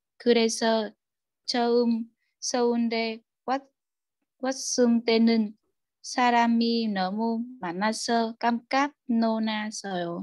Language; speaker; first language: Korean; non-native, learner; Vietnamese